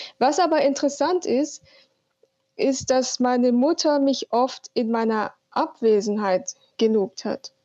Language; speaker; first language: German; native; German